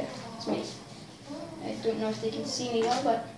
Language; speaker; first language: English; native; English